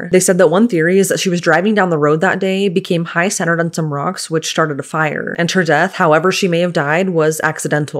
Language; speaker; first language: English; native; English